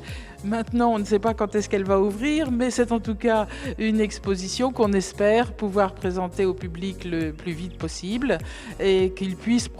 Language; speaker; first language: French; native; French